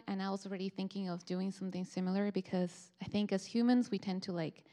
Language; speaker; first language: English; non-native, fluent; Spanish